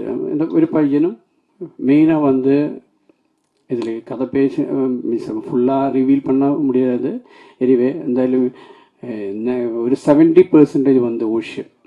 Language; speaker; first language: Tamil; non-native, learner; Malayalam